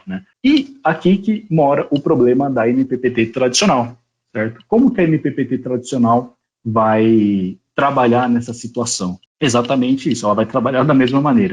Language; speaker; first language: Portuguese; native; Portuguese